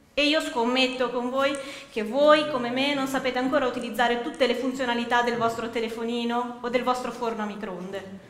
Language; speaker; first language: Italian; native; Italian